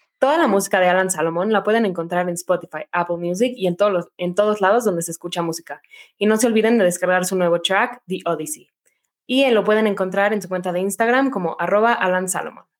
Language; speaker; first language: Spanish; native; Spanish